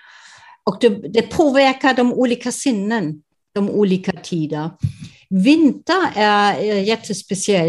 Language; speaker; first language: Swedish; non-native, fluent; German